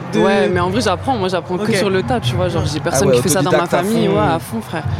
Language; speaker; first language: French; native; French